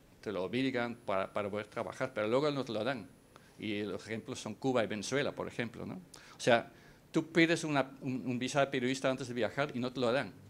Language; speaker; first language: Spanish; non-native, fluent; Dutch